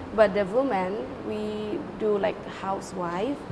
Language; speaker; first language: English; non-native, learner; Thai